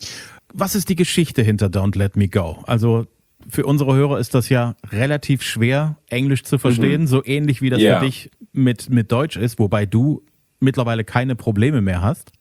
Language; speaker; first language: German; native; German